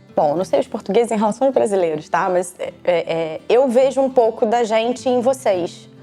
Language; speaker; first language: Portuguese; native; Portuguese